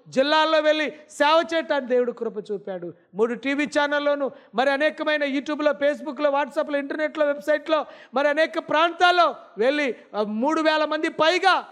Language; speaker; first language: Telugu; non-native, local second language; Lambadi